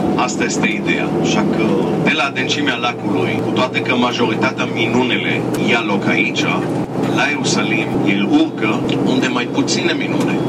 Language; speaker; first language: Romanian; early bilingual, heritage; Romanian